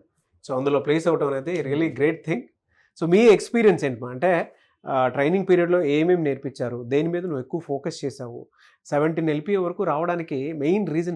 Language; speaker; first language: Telugu; native; Telugu